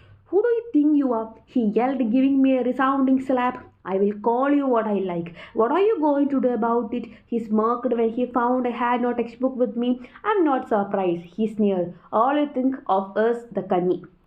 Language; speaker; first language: English; non-native, local second language; Malayalam